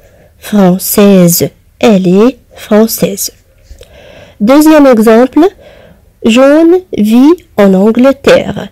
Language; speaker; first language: French; non-native, fluent; Arabic